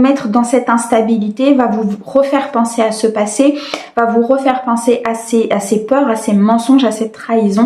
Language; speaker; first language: French; native; French